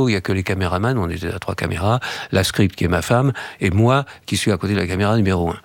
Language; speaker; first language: French; native; French